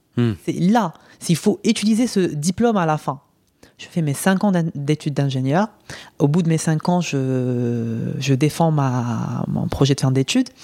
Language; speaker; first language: French; non-native, local second language; Arabic